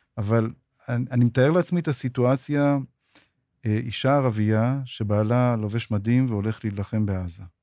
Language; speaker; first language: Hebrew; native; Hebrew